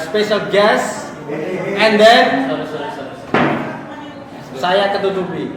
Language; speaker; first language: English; non-native, fluent; Indonesian